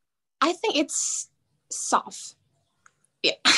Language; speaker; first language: English; non-native, fluent; Indonesian